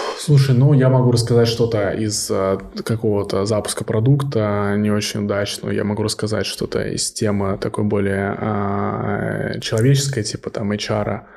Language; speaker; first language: Russian; early bilingual, heritage; Russian